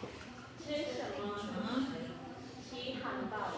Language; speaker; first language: Chinese; non-native, learner; Filipino